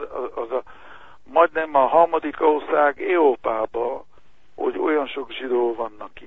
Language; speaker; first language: Hungarian; non-native, learner; Hebrew